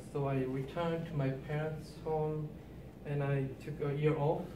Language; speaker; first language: English; non-native, learner; Korean